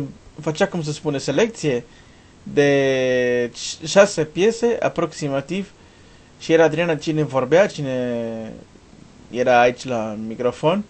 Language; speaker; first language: Romanian; non-native, learner; Portuguese